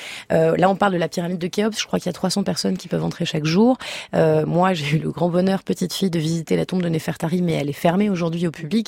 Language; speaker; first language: French; native; French